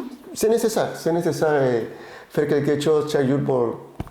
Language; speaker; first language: French; non-native, learner; Spanish